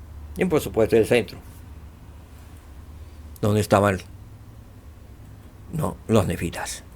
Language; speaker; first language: Spanish; native; Spanish